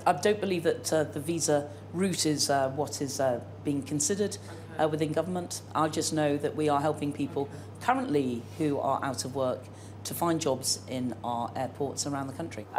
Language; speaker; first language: English; native; English